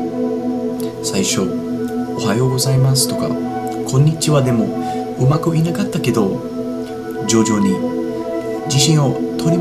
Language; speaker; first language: Japanese; non-native, fluent; English